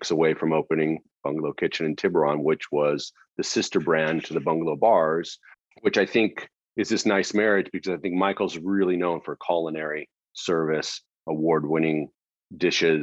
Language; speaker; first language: English; native; English